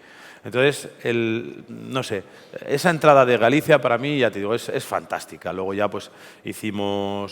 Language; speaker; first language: Spanish; native; Spanish